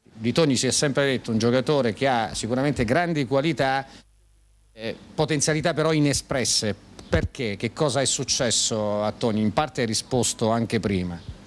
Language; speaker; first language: Italian; native; Italian